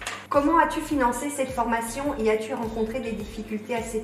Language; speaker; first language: French; native; French